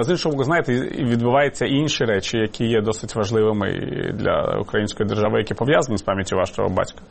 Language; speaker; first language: Ukrainian; native; Ukrainian